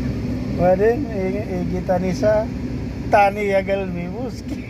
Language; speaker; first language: Arabic; non-native, learner; Filipino